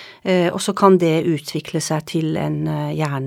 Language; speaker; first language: Norwegian; native; Norwegian